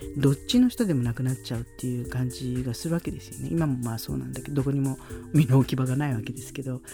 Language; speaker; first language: Japanese; native; Japanese